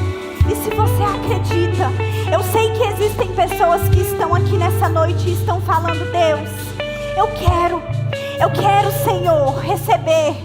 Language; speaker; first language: Portuguese; native; Portuguese